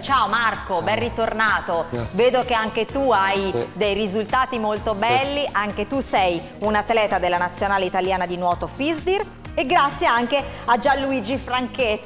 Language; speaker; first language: Italian; native; Italian